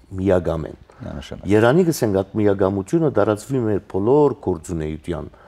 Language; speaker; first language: Armenian; native; Armenian